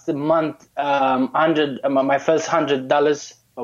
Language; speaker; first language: English; non-native, fluent; Romanian